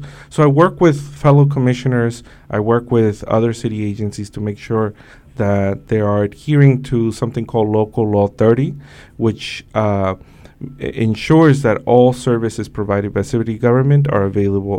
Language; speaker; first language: English; native; English